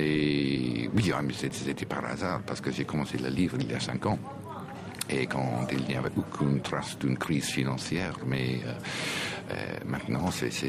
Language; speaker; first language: French; non-native, fluent; English